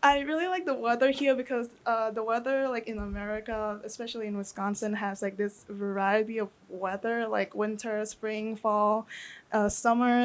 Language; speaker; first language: English; non-native, fluent; Thai